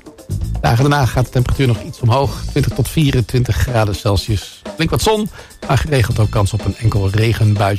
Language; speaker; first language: Dutch; native; Dutch